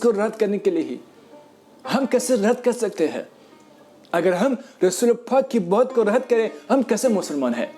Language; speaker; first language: Urdu; non-native, fluent; Persian